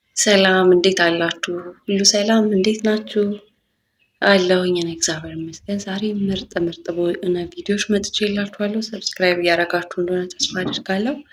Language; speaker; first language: Amharic; native; Amharic